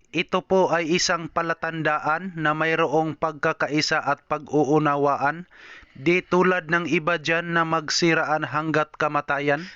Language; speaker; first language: Filipino; non-native, local second language; Cebuano